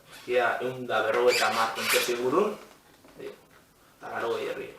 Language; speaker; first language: Basque; native; Basque